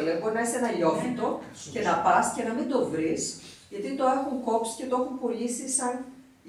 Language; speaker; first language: Greek; native; Greek